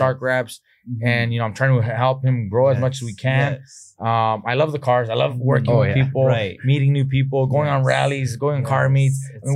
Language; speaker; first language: English; native; English